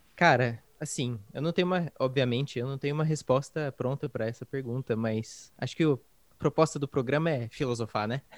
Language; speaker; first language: Portuguese; native; Portuguese